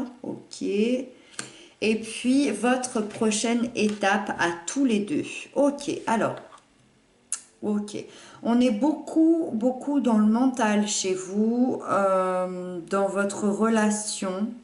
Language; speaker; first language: French; native; French